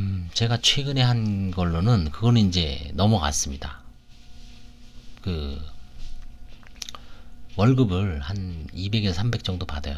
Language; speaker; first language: Korean; native; Korean